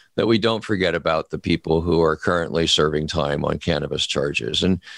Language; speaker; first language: English; native; English